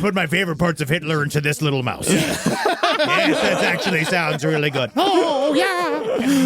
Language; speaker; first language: English; native; English